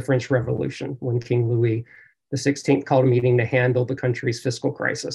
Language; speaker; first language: English; native; English